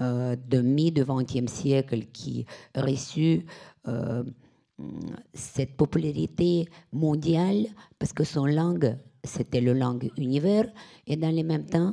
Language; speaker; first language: French; non-native, fluent; Russian